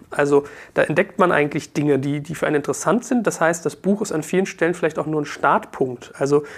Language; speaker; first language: German; native; German